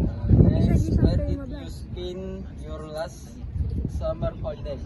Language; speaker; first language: English; non-native, learner; Indonesian